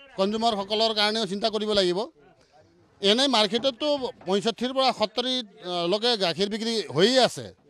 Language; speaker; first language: Assamese; non-native, local second language; Nepali